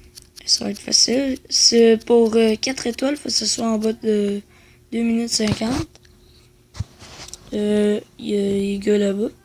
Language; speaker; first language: French; native; French